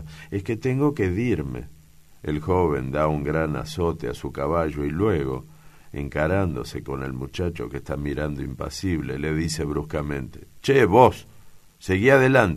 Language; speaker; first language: Spanish; native; Spanish